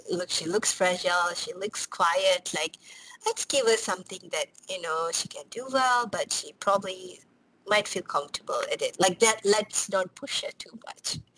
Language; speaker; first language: English; non-native, local second language; Tamil